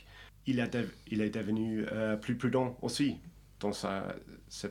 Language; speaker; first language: French; non-native, fluent; English